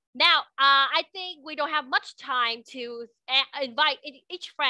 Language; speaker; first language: English; non-native, fluent; Vietnamese